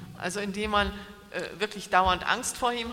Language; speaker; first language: German; native; German